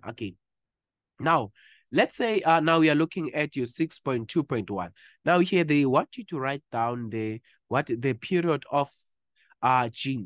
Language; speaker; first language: English; non-native, local second language; Zulu